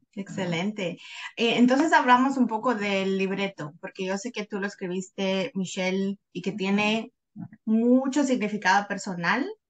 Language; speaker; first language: Spanish; native; Spanish